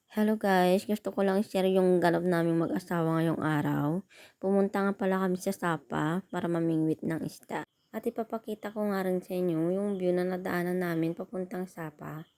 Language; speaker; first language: Filipino; non-native, local second language; Iloko